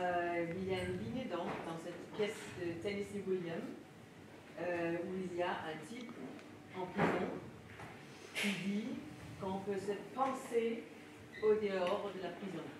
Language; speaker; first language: French; non-native, fluent; Danish